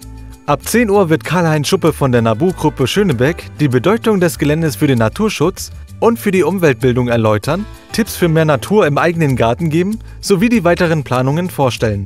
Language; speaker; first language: German; native; German